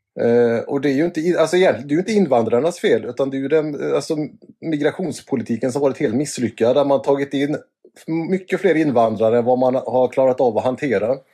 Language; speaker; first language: Swedish; native; Swedish